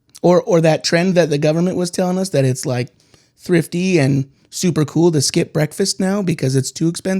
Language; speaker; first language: English; native; English